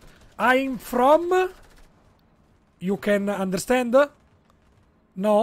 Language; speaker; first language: English; non-native, learner; Italian